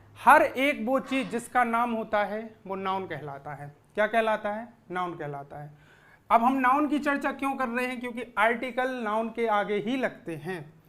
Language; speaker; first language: Hindi; native; Hindi